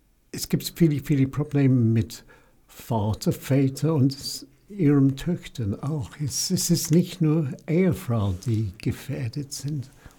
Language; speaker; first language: German; non-native, fluent; English